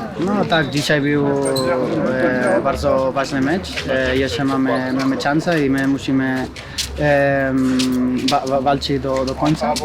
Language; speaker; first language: Polish; non-native, learner; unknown